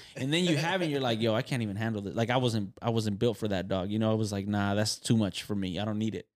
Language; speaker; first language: English; native; English